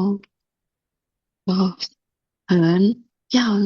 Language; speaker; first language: Chinese; non-native, learner; Indonesian